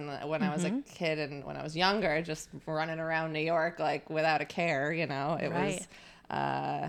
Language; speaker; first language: English; native; English